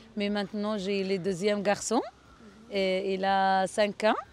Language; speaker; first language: French; non-native, learner; Arabic